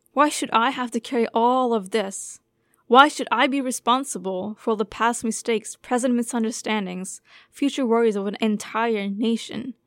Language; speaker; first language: English; non-native, fluent; Turkish